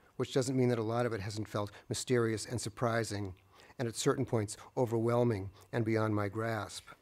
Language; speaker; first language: English; native; English